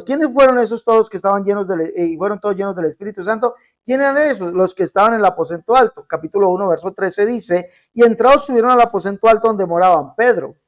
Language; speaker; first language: Spanish; native; Spanish